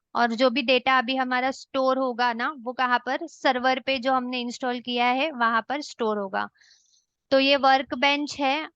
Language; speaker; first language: Hindi; non-native, local second language; Marathi